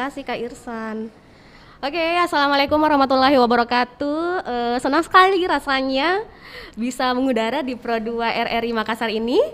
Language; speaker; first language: Indonesian; native; Indonesian